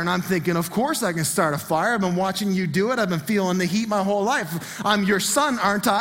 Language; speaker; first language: English; native; English